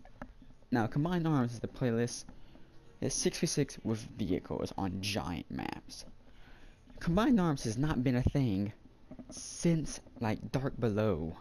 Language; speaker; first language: English; native; English